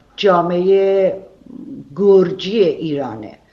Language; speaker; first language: Persian; non-native, local second language; Armenian